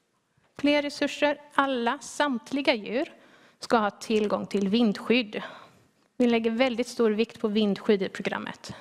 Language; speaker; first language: Swedish; native; Swedish